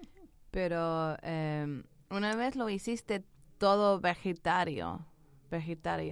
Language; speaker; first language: Spanish; early bilingual, heritage; English